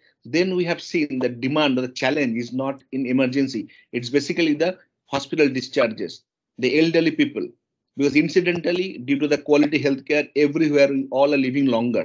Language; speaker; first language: English; non-native, local second language; Bangla